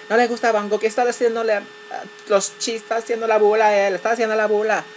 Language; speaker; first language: Spanish; early bilingual, other home language; English